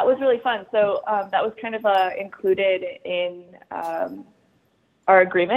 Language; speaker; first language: English; native; English